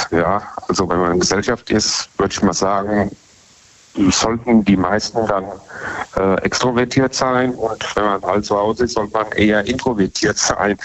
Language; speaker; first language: German; native; German